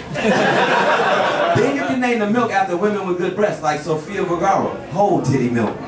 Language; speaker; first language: English; native; English